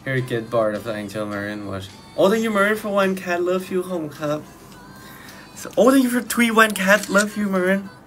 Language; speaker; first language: English; non-native, learner; Thai